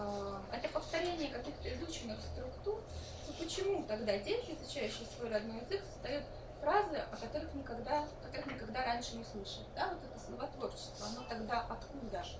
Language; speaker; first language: Russian; native; Russian